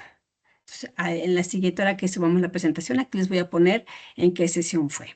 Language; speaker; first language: Spanish; native; Spanish